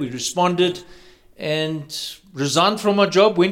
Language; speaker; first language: English; native; English